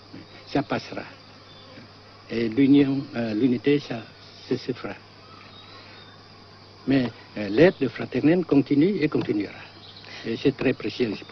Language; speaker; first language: French; non-native, local second language; Vietnamese